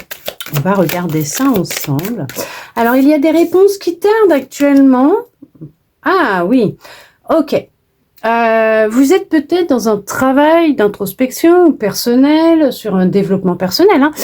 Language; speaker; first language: French; native; French